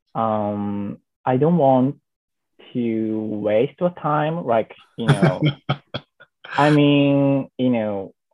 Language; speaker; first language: English; non-native, learner; Japanese